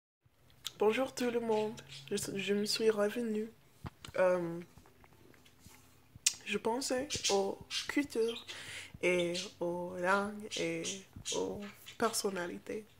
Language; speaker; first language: French; non-native, fluent; English